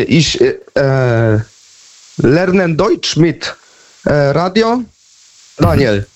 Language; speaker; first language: German; non-native, learner; Polish